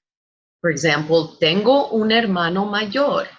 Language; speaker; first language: Spanish; non-native, fluent; English